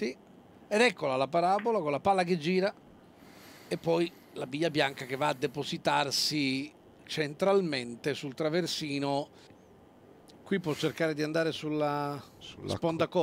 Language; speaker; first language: Italian; native; Italian